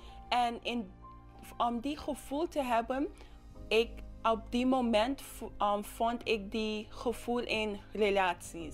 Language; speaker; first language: Dutch; non-native, local second language; English